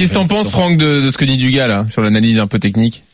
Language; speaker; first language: French; native; French